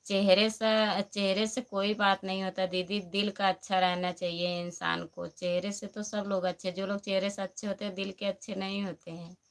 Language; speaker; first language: Hindi; native; Hindi